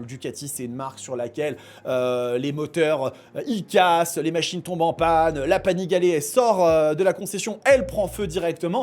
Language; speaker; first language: French; native; French